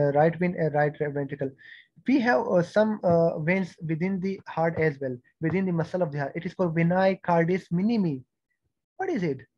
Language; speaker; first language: English; non-native, fluent; Persian